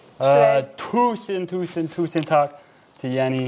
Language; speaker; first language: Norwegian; non-native, learner; English